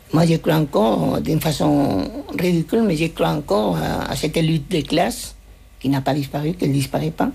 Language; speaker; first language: French; non-native, fluent; Spanish